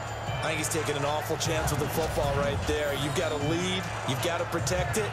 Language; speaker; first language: English; native; English